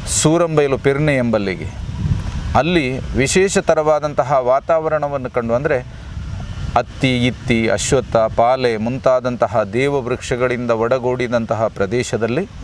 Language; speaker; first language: Kannada; non-native, local second language; Malayalam